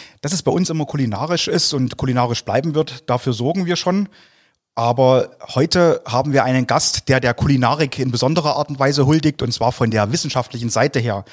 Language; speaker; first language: German; native; German